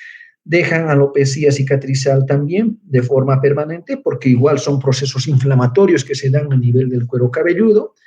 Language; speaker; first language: Spanish; native; Spanish